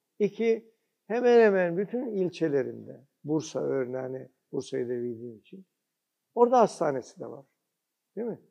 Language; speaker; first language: Turkish; early bilingual, heritage; Turkish